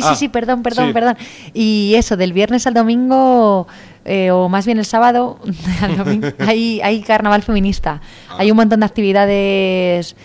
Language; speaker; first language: Spanish; native; Spanish